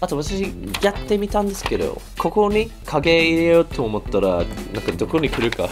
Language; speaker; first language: Japanese; non-native, learner; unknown